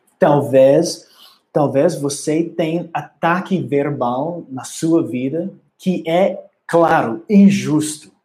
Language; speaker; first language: Portuguese; non-native, learner; English